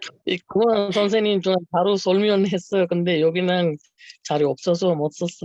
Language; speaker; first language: Korean; non-native, learner; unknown